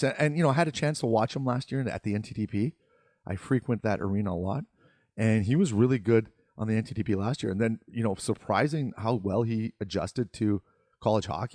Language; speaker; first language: English; native; English